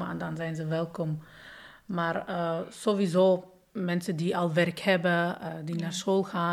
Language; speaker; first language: Dutch; non-native, fluent; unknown